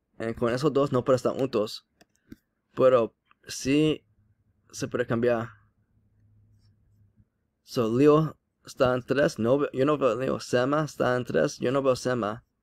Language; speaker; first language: Spanish; non-native, learner; English